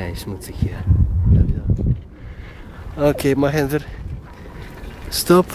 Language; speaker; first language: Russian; non-native, learner; Turkish